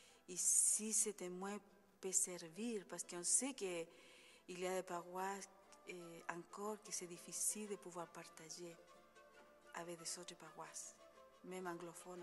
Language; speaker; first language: French; non-native, fluent; Spanish